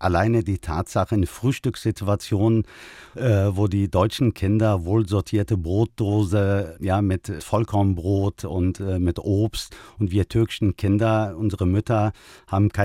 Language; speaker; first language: German; early bilingual, other home language; Turkish